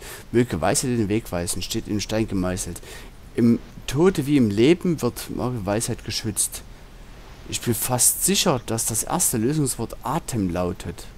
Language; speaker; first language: German; native; German